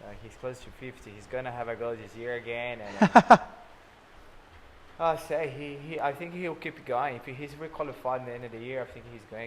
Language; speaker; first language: English; non-native, fluent; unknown